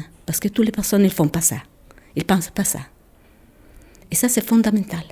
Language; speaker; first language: French; non-native, local second language; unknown